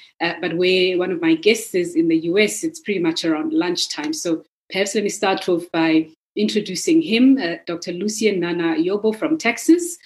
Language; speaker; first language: English; non-native, local second language; Zulu